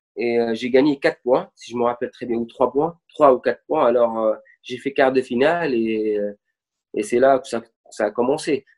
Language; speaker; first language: French; non-native, local second language; Arabic